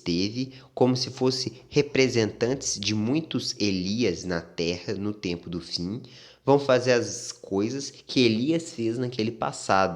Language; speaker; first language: Portuguese; native; Portuguese